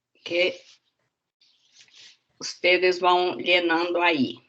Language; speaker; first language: Spanish; non-native, learner; Portuguese